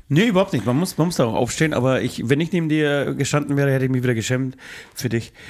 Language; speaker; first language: German; native; German